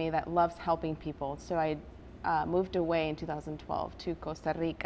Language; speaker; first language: English; early bilingual, other home language; Spanish